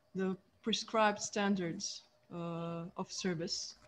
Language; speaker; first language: English; non-native, fluent; Croatian